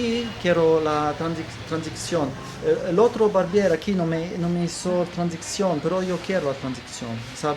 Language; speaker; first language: Spanish; non-native, learner; German